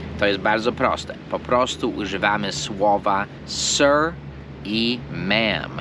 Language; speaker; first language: Polish; non-native, fluent; English